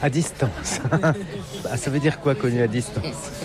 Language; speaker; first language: French; native; French